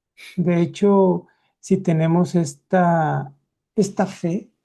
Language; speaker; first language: Spanish; native; Spanish